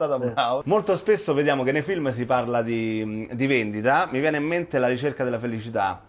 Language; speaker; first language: Italian; native; Italian